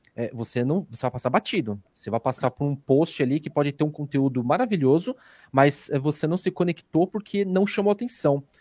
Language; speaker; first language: Portuguese; native; Portuguese